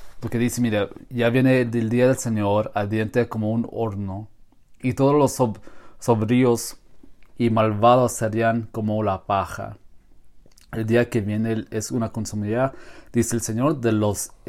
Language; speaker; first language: Spanish; non-native, learner; English